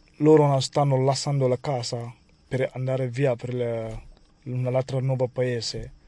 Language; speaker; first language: Italian; non-native, learner; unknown